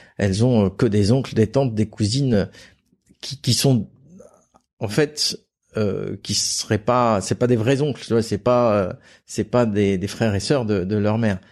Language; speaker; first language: French; native; French